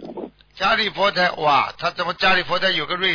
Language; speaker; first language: Chinese; native; Chinese